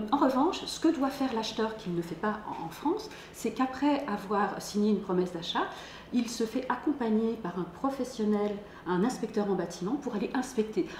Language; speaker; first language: French; native; French